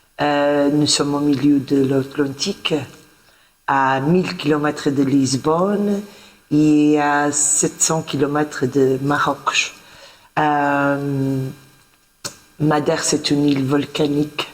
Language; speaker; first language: French; non-native, fluent; Portuguese